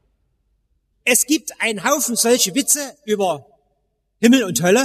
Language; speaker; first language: German; native; German